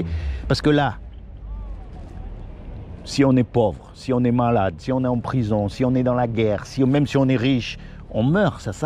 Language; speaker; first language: French; native; French